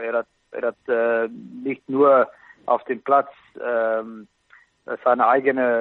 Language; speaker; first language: German; non-native, fluent; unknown